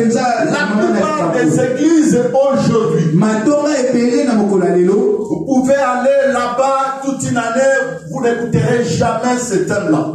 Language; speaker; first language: French; non-native, local second language; Lingala